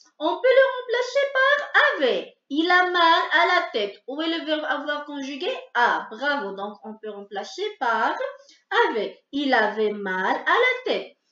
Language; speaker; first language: French; non-native, local second language; Arabic